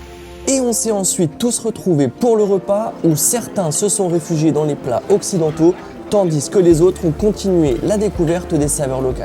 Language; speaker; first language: French; native; French